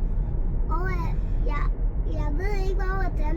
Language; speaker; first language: Danish; early bilingual, other home language; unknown